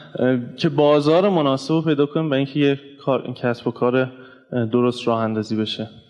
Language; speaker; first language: Persian; native; Persian